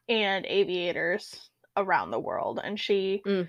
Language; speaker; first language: English; native; English